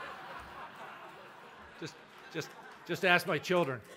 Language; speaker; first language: English; native; English